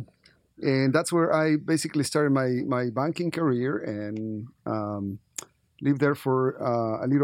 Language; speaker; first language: English; non-native, fluent; Spanish